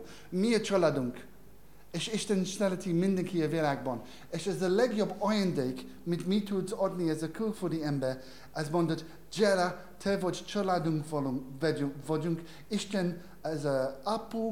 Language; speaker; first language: Hungarian; non-native, learner; English